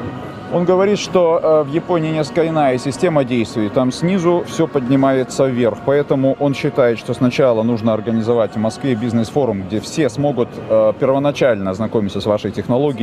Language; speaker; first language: Russian; native; Russian